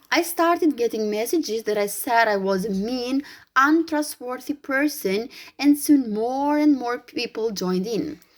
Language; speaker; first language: English; non-native, fluent; Albanian